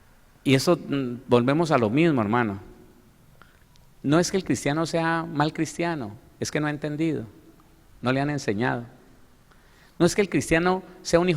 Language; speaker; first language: Spanish; native; Spanish